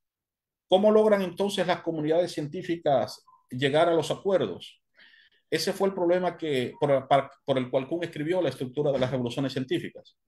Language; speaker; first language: Spanish; native; Spanish